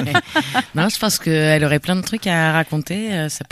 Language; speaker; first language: French; native; French